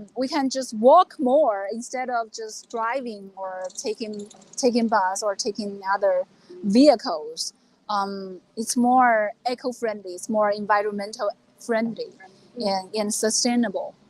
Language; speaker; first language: English; non-native, fluent; Chinese